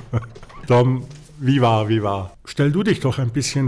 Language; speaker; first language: German; native; German